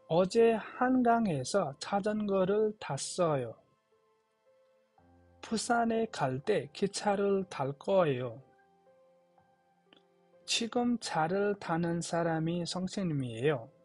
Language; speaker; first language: Korean; non-native, fluent; Nepali